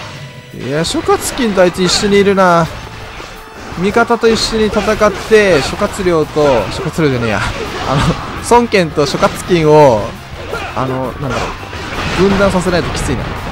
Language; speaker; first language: Japanese; native; Japanese